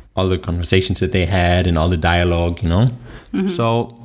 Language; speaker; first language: English; non-native, fluent; German